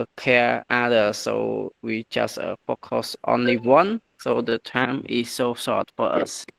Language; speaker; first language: English; non-native, learner; Khmer